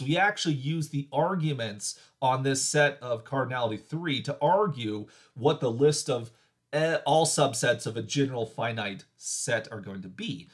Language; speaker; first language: English; native; English